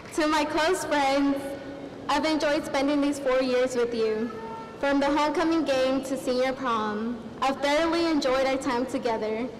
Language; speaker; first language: English; early bilingual, other home language; Spanish